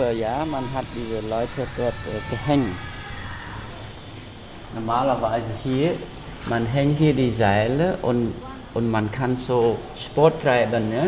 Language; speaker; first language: German; non-native, fluent; Khmer